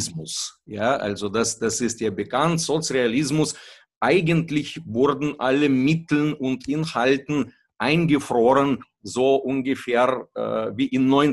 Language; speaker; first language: German; non-native, fluent; Russian